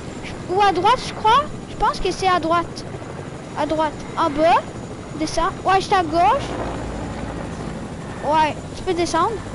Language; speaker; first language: French; native; French